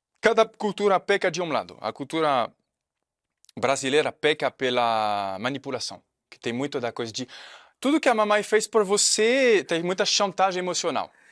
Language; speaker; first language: Portuguese; non-native, fluent; French